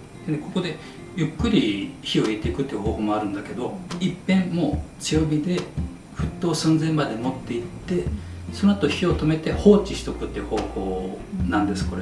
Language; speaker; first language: Japanese; native; Japanese